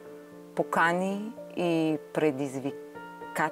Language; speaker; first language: Bulgarian; non-native, fluent; Hebrew